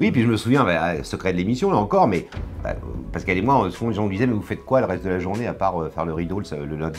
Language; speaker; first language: French; native; French